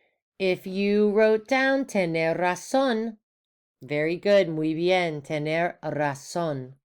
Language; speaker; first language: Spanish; non-native, fluent; English